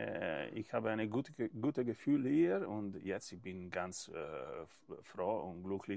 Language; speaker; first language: German; non-native, learner; Italian